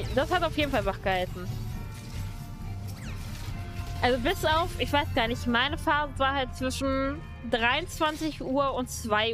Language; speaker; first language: German; native; German